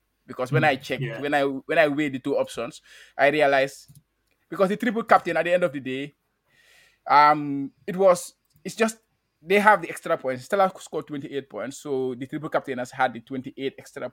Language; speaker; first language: English; non-native, local second language; Wolof